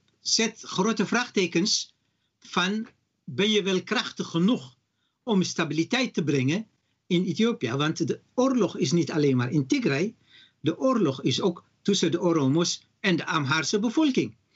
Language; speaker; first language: Dutch; non-native, fluent; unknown